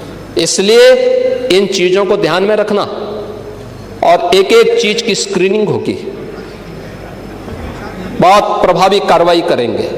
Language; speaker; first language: Hindi; native; Hindi